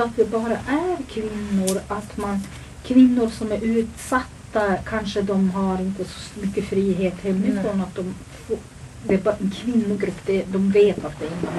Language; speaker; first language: Swedish; native; Swedish